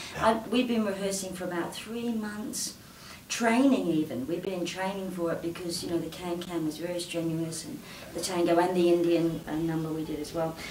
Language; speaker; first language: English; native; English